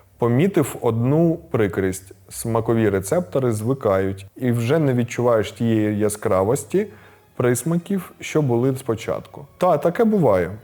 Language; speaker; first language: Ukrainian; non-native, local second language; Russian